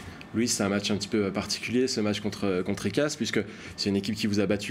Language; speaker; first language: French; native; French